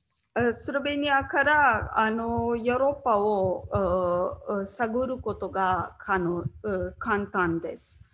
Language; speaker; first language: Japanese; non-native, learner; Slovenian